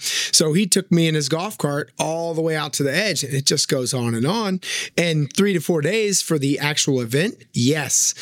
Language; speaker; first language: English; native; English